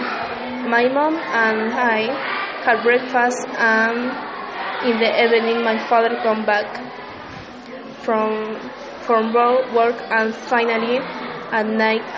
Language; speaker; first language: English; non-native, learner; Spanish